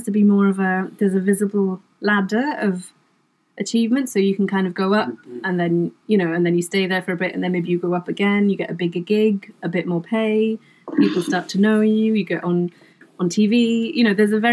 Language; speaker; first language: English; non-native, local second language; Welsh